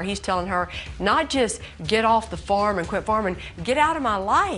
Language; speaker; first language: English; native; English